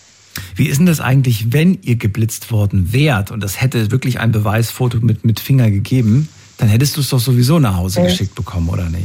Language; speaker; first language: German; native; German